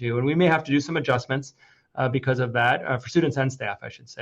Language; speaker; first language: English; native; English